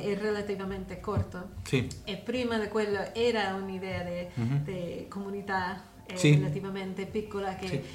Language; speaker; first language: Italian; non-native, learner; English